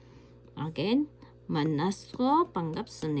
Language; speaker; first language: Korean; non-native, fluent; Filipino